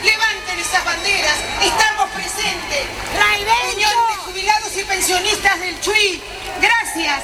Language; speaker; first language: Spanish; native; Spanish